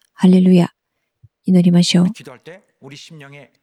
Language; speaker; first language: Japanese; non-native, fluent; Korean